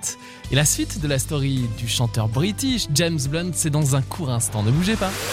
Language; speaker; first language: French; native; French